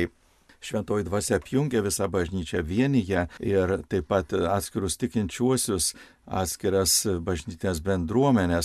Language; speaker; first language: Lithuanian; native; Lithuanian